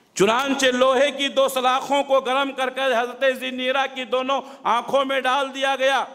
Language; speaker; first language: Urdu; native; Urdu